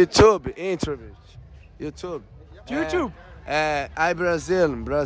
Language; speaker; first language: English; non-native, learner; Portuguese